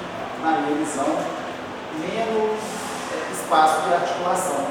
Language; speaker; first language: Portuguese; native; Portuguese